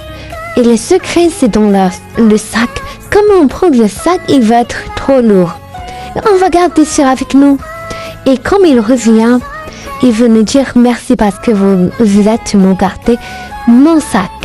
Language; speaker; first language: French; non-native, learner; Arabic